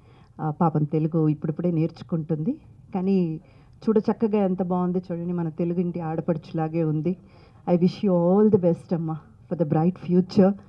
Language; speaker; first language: Telugu; native; Telugu